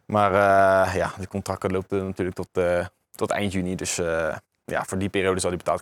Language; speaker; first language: Dutch; native; Dutch